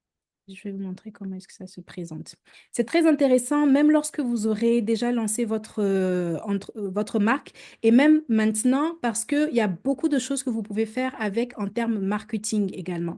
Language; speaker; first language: French; native; French